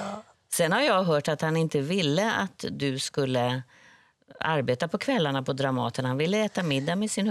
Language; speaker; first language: Swedish; native; Swedish